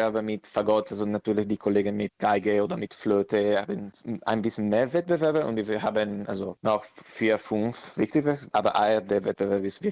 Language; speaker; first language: German; non-native, learner; Italian